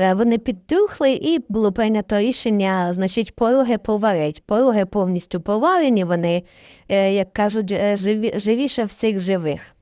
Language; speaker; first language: Ukrainian; native; Ukrainian